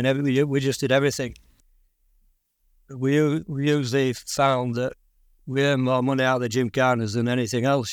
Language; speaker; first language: English; native; English